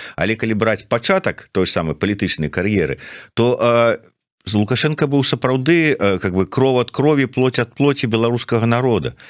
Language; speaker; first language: Belarusian; non-native, local second language; Russian